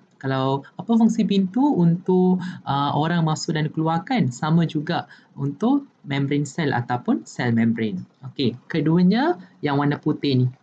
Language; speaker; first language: Malay; non-native, local second language; Tamil